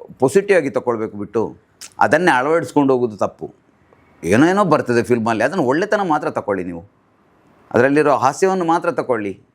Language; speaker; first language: Kannada; non-native, local second language; Tulu